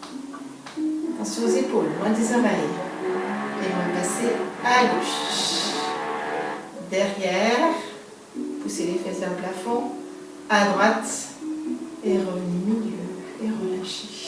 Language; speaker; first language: French; native; French